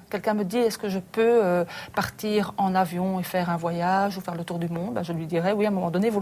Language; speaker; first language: French; native; French